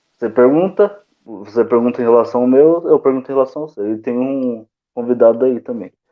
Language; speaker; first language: Portuguese; native; Portuguese